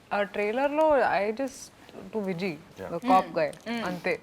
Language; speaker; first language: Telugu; non-native, fluent; Hindi